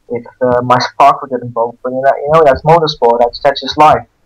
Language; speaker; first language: English; non-native, fluent; Dutch